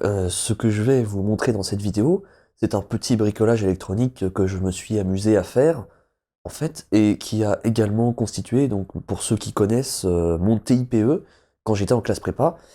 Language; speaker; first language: French; native; French